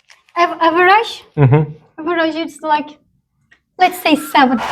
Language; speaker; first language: English; non-native, learner; Turkish